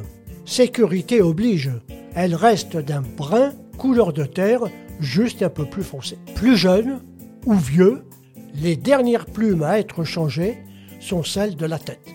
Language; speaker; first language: French; native; French